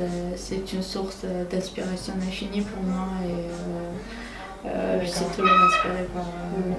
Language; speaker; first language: French; non-native, fluent; Armenian